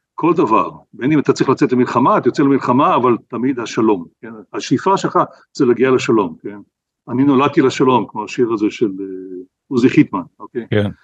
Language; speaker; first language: Hebrew; native; Hebrew